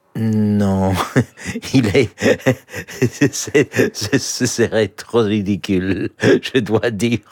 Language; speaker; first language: French; non-native, fluent; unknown